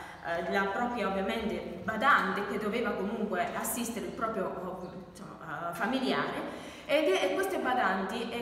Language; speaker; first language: Italian; native; Italian